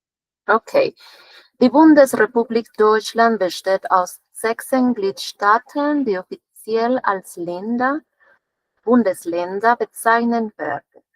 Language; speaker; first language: German; non-native, fluent; Spanish